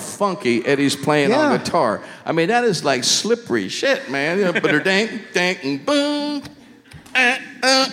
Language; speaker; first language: English; native; English